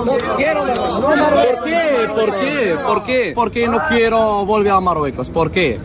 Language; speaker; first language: Spanish; non-native, learner; Arabic